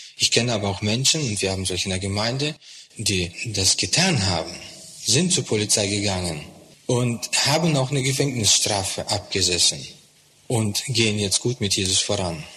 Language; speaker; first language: German; non-native, fluent; Russian